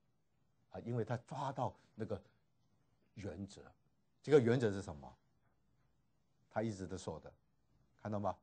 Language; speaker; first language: Chinese; native; Chinese